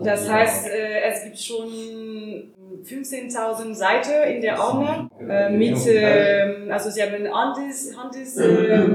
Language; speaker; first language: German; non-native, learner; French